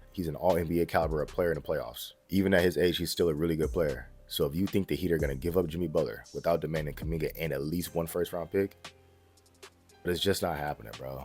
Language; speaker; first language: English; native; English